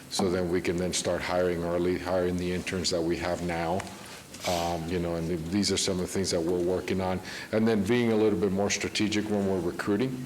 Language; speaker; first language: English; early bilingual, other home language; Spanish